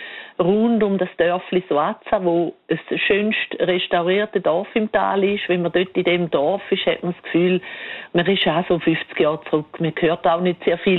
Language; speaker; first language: German; native; German